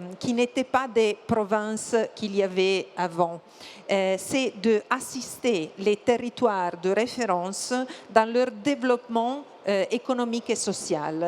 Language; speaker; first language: French; non-native, fluent; Italian